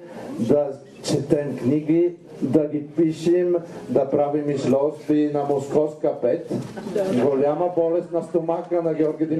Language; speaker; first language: Bulgarian; non-native, fluent; Italian